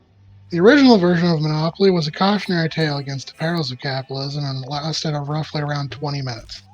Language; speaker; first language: English; native; English